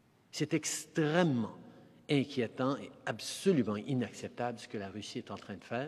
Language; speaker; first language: French; early bilingual, heritage; French